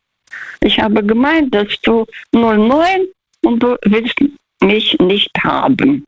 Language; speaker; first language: German; non-native, fluent; Russian